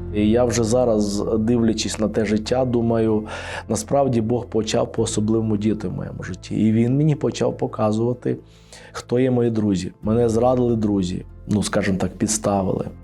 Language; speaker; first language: Ukrainian; native; Ukrainian